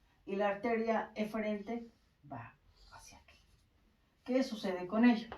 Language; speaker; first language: Spanish; native; Spanish